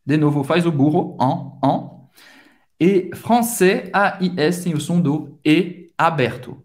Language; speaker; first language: Portuguese; non-native, fluent; French